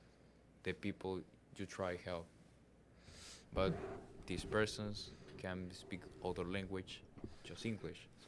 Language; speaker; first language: English; non-native, learner; Spanish